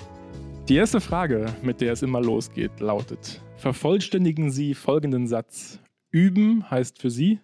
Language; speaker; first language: German; native; German